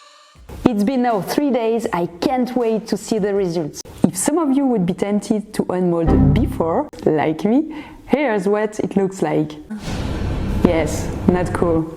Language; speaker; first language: English; non-native, fluent; French